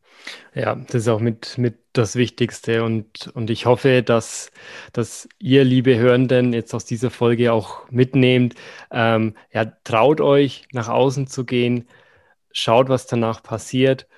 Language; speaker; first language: German; native; German